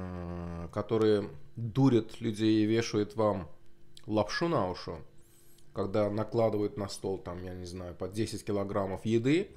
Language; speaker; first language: Russian; non-native, local second language; Azerbaijani